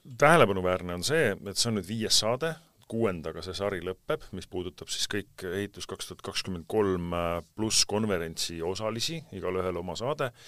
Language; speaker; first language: Estonian; native; Estonian